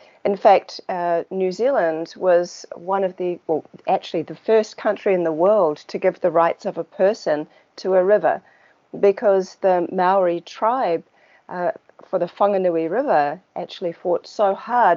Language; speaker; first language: English; native; English